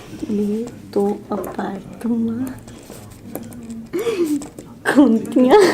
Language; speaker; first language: French; non-native, learner; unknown